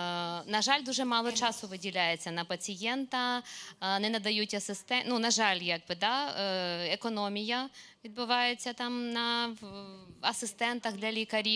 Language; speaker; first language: Ukrainian; native; Ukrainian